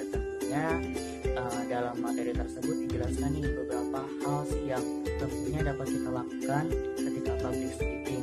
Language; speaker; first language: Indonesian; native; Indonesian